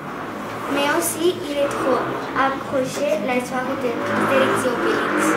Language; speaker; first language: French; non-native, learner; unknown